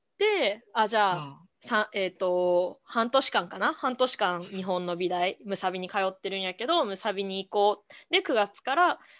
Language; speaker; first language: Japanese; early bilingual, other home language; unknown